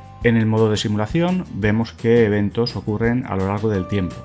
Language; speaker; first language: Spanish; native; Spanish